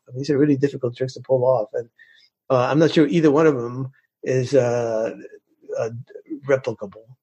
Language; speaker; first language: English; early bilingual, other home language; Spanish